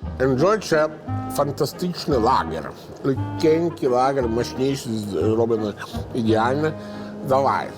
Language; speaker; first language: Ukrainian; non-native, fluent; Italian